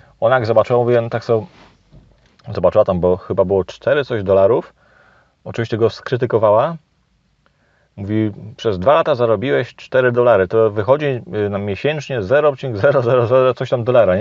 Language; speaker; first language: Polish; native; Polish